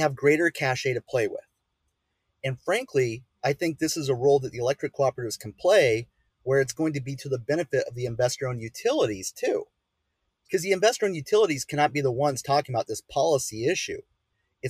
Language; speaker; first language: English; native; English